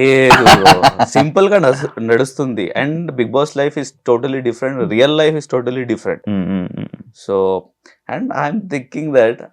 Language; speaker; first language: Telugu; non-native, learner; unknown